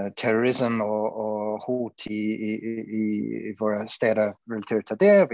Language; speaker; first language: Swedish; non-native, fluent; English